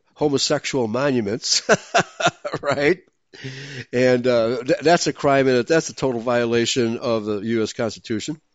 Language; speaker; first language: English; native; English